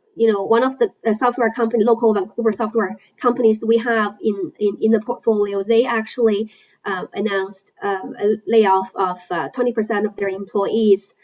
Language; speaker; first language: English; non-native, fluent; Chinese